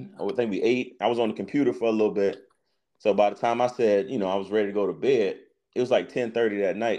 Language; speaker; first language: English; native; English